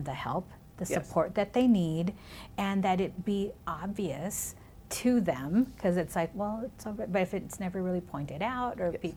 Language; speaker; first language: English; early bilingual, other home language; Spanish